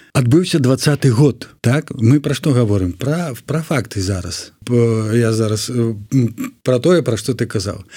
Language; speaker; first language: Belarusian; non-native, local second language; Russian